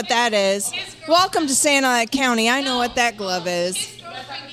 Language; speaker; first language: English; native; English